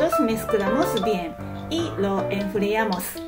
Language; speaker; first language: Spanish; non-native, learner; Japanese